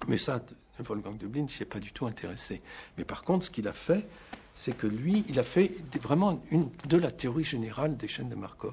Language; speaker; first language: French; native; French